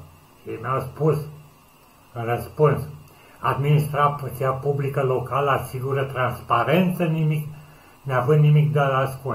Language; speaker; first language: Romanian; native; Romanian